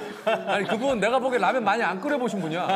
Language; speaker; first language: Korean; native; Korean